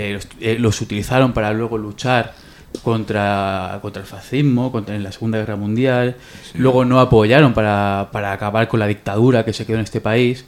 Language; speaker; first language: Spanish; native; Spanish